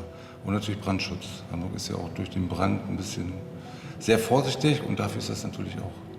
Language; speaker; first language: German; native; German